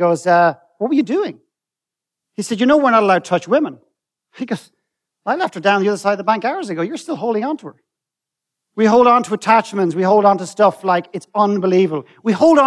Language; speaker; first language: English; native; English